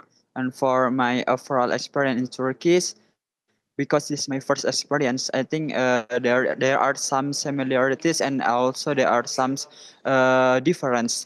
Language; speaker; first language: English; non-native, learner; Indonesian